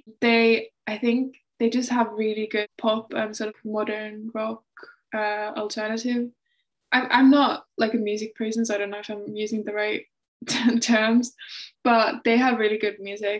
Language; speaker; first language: English; non-native, fluent; Finnish